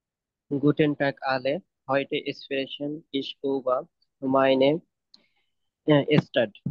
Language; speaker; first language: German; non-native, learner; Bangla